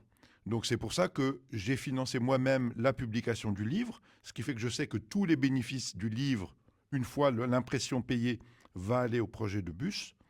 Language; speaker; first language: French; native; French